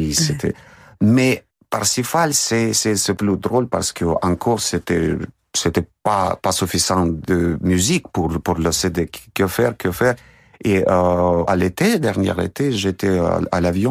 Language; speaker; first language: French; non-native, fluent; Russian